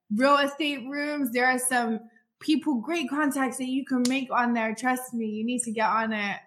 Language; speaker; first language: English; native; English